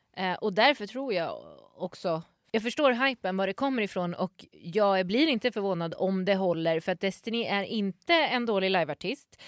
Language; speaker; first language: Swedish; native; Swedish